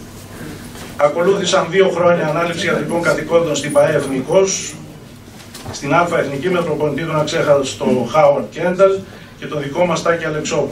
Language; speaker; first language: Greek; native; Greek